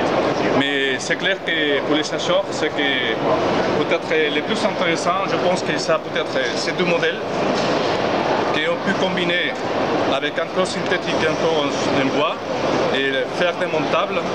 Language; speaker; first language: French; non-native, fluent; Spanish